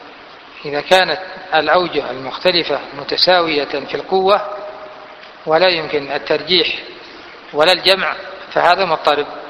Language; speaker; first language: Arabic; native; Arabic